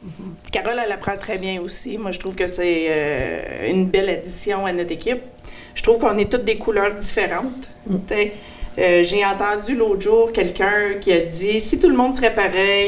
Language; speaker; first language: French; native; French